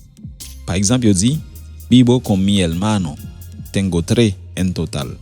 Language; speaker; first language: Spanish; non-native, fluent; Haitian Creole